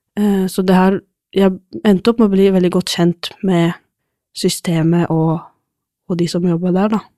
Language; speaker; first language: Norwegian; non-native, fluent; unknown